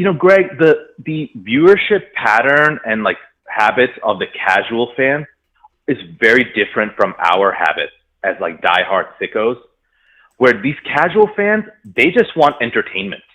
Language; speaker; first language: English; native; English